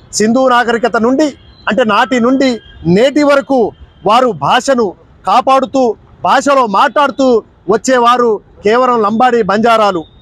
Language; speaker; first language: Telugu; non-native, local second language; Lambadi